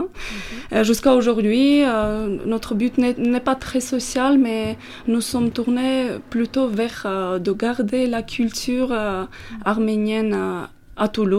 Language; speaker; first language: French; non-native, fluent; Armenian